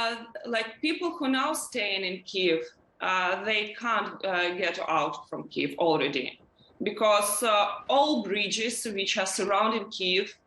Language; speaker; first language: English; non-native, learner; Ukrainian